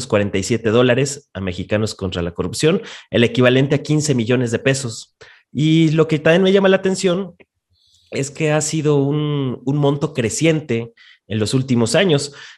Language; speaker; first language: Spanish; native; Spanish